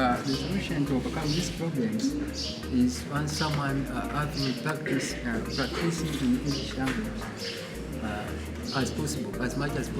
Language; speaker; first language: English; non-native, learner; Swahili